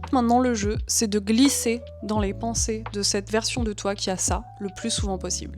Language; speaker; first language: French; native; French